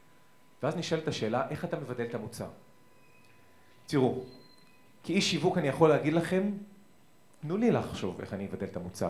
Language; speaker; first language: Hebrew; native; Hebrew